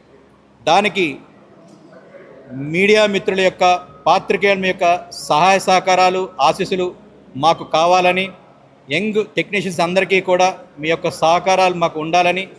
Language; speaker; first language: Telugu; native; Telugu